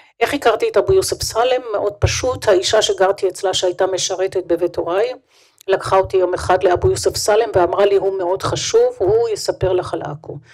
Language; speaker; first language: Hebrew; native; Hebrew